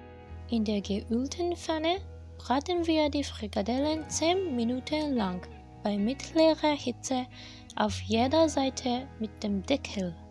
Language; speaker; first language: German; non-native, fluent; Japanese